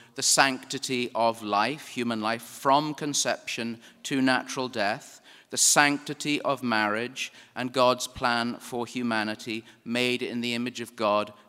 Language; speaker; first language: English; native; English